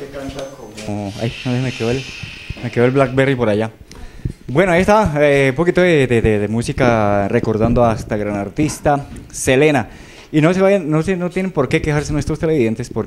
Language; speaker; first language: Spanish; native; Spanish